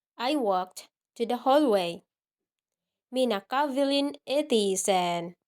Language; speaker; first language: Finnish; non-native, learner; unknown